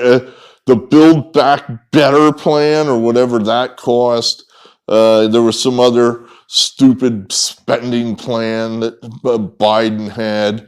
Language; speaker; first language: English; native; English